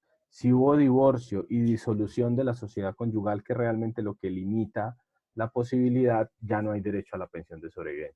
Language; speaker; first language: Spanish; native; Spanish